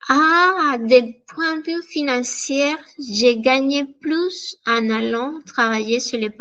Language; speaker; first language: French; non-native, fluent; Spanish